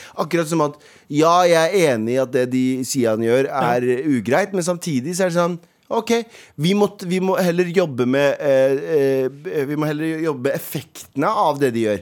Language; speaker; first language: Norwegian; early bilingual, other home language; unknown